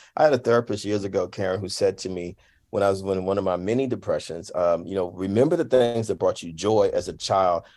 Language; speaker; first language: English; native; English